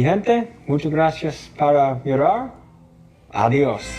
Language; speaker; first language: Spanish; non-native, learner; English